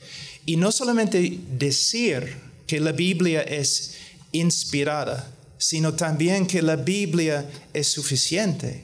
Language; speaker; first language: Spanish; non-native, fluent; English